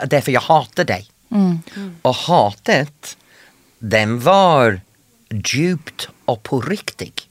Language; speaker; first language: Swedish; non-native, fluent; English